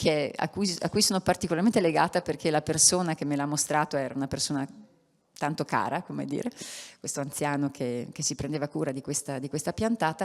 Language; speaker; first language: Italian; native; Italian